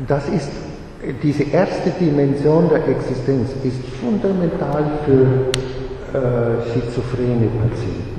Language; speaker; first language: German; non-native, fluent; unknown